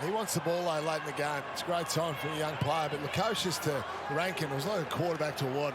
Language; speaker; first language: English; native; English